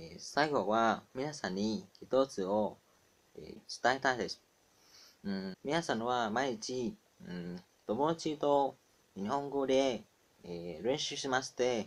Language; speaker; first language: Japanese; non-native, learner; Vietnamese